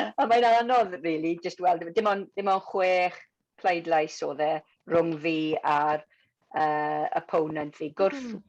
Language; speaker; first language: Welsh; non-native, local second language; English